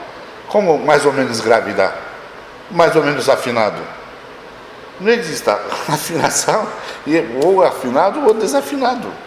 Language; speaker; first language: Portuguese; non-native, fluent; Romanian